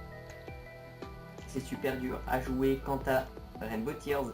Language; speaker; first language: French; native; French